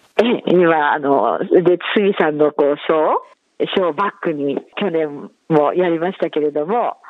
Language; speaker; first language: Japanese; native; Japanese